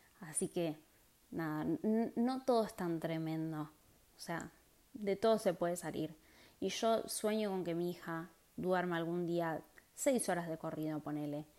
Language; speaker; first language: Spanish; native; Spanish